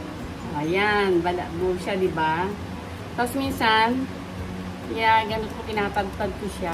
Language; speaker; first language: Filipino; native; Filipino